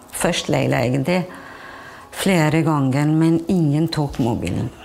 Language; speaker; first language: Norwegian; non-native, fluent; Albanian